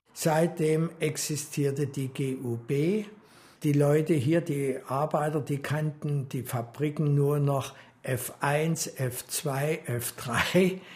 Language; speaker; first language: German; native; German